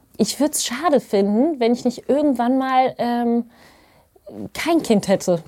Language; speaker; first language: German; native; German